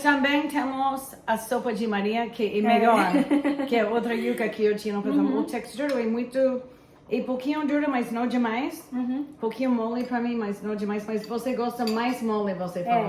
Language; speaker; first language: Portuguese; non-native, fluent; English